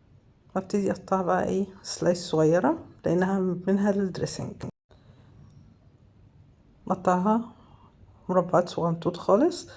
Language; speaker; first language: Arabic; native; Arabic